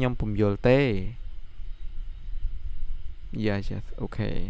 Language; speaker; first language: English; non-native, learner; Khmer